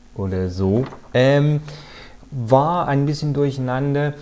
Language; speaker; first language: German; non-native, fluent; English